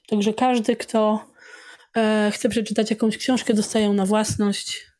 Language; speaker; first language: Polish; native; Polish